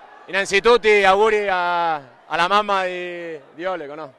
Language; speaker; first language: Italian; non-native, fluent; Spanish